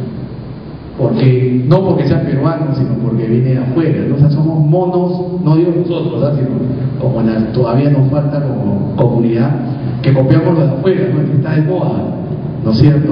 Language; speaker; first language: Spanish; native; Spanish